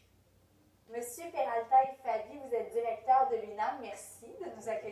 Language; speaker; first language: French; native; French